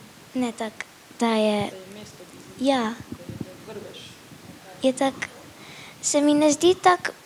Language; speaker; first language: Slovenian; early bilingual, heritage; Slovenian